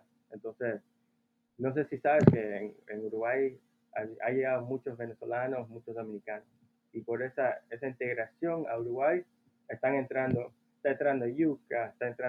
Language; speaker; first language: Spanish; early bilingual, heritage; Spanish